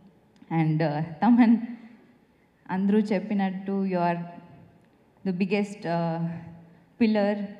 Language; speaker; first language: Telugu; non-native, fluent; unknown